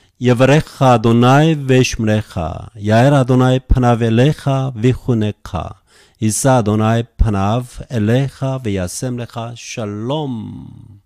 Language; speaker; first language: Chinese; non-native, fluent; Korean